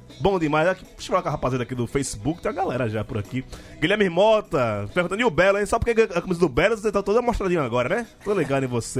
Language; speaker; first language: Portuguese; native; Portuguese